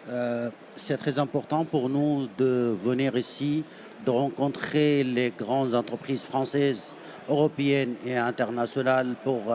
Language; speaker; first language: French; non-native, fluent; Arabic